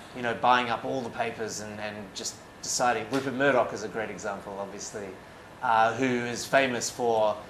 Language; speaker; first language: English; native; English